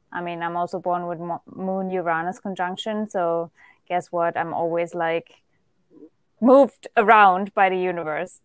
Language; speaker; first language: English; non-native, fluent; German